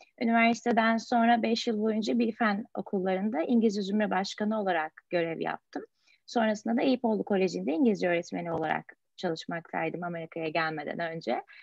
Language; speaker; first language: Turkish; native; Turkish